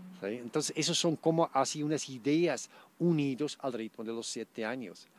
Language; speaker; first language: Spanish; non-native, fluent; German